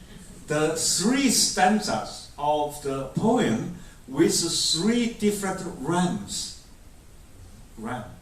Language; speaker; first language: English; non-native, fluent; Chinese